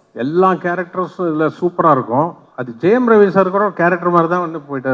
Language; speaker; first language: Tamil; non-native, local second language; Telugu